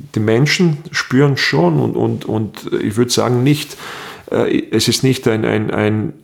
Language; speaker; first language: German; non-native, fluent; Bosnian